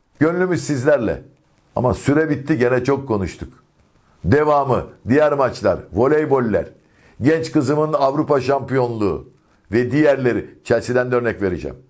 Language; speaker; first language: Turkish; native; Turkish